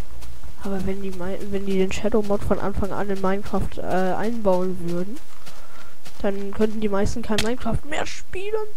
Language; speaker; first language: German; native; German